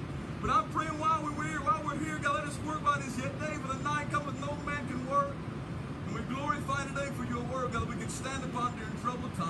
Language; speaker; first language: English; native; English